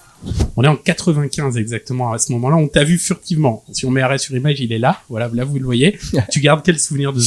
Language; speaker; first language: French; native; French